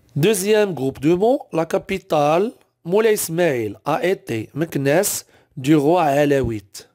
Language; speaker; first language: French; non-native, local second language; Arabic